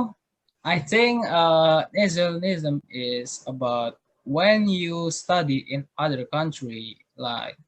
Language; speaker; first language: English; non-native, learner; Indonesian